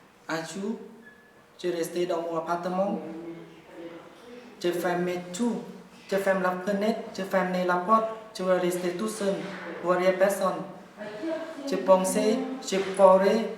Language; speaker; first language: French; non-native, learner; Thai